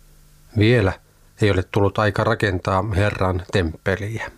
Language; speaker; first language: Finnish; native; Finnish